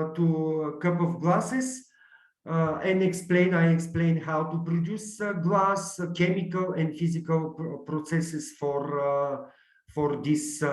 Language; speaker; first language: English; non-native, learner; Bulgarian